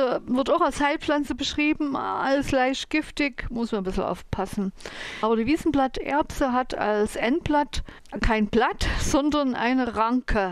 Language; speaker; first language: German; native; German